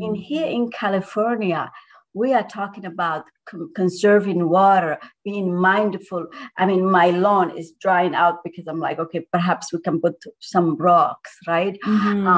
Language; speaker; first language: English; non-native, fluent; Somali